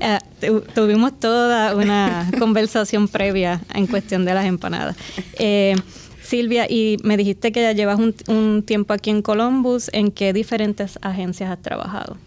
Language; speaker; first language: Spanish; native; Spanish